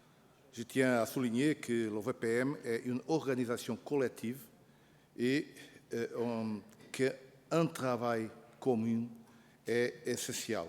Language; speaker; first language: French; non-native, fluent; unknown